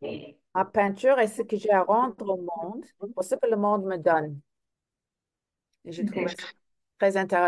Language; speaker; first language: French; non-native, fluent; English